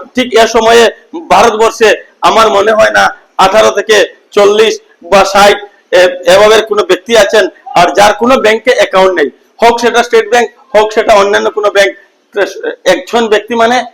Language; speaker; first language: Bangla; native; Bangla